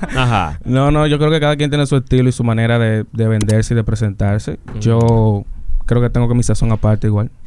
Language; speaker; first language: Spanish; native; Spanish